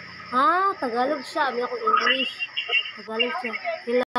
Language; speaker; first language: Filipino; non-native, local second language; Cebuano